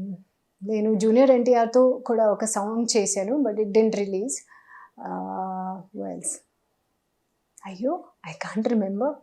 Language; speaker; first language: Telugu; non-native, learner; Hindi